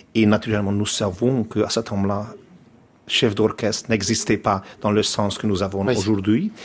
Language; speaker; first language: French; non-native, learner; Hungarian